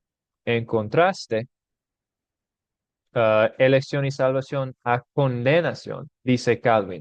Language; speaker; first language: Spanish; non-native, fluent; English